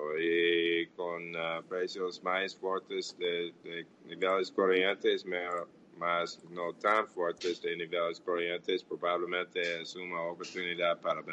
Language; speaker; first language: Portuguese; non-native, fluent; English